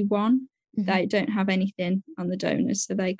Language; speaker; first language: English; native; English